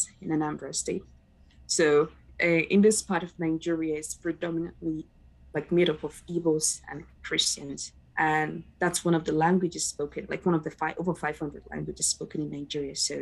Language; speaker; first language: English; non-native, local second language; Igbo